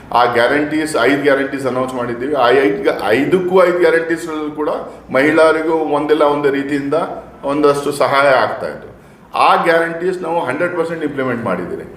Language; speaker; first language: Kannada; non-native, local second language; Urdu